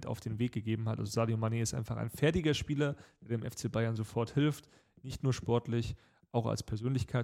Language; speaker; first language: German; native; German